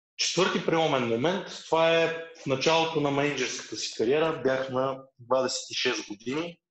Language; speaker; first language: Bulgarian; early bilingual, other home language; Russian